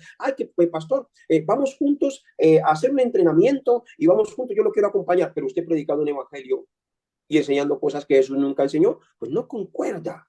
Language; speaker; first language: Spanish; native; Spanish